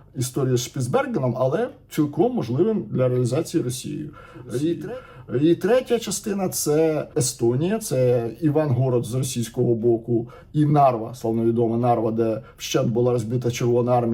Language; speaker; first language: Ukrainian; native; Ukrainian